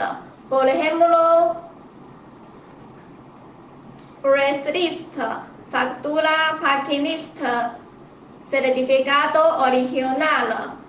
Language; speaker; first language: Spanish; non-native, learner; Chinese